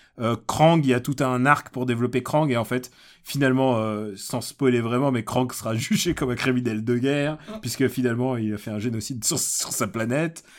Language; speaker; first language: French; early bilingual, other home language; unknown